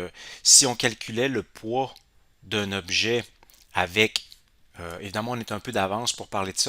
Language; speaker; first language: French; native; French